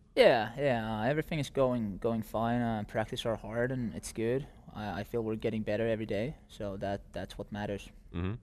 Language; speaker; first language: English; non-native, fluent; Finnish